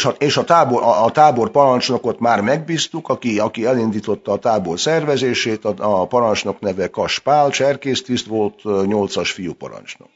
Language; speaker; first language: Hungarian; early bilingual, heritage; Hungarian